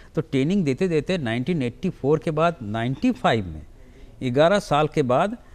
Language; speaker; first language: Hindi; native; Hindi